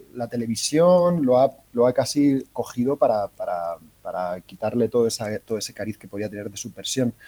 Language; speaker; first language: Spanish; native; Spanish